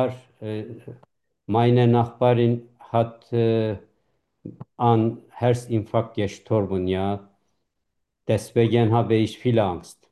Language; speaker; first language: German; non-native, fluent; Turkish